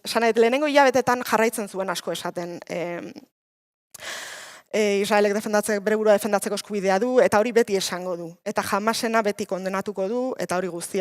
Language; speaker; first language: Basque; native; Basque